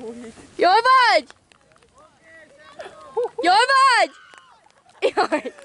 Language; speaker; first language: Hungarian; early bilingual, heritage; Hungarian